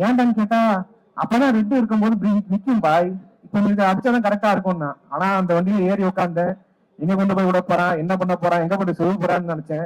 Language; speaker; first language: Tamil; native; Tamil